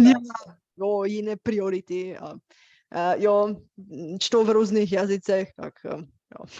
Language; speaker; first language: Czech; non-native, fluent; Bulgarian